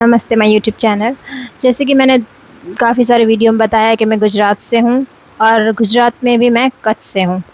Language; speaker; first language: Hindi; non-native, local second language; Gujarati